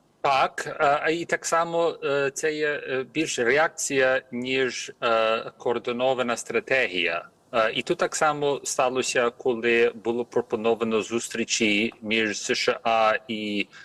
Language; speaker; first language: Ukrainian; early bilingual, heritage; Ukrainian